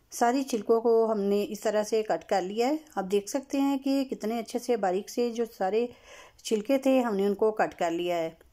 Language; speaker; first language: Urdu; native; Urdu